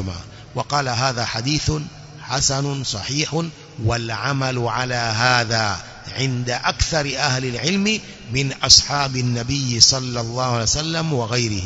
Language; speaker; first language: Arabic; non-native, fluent; Swahili